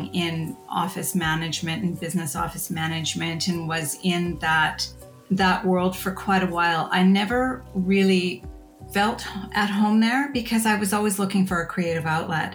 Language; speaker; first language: English; native; English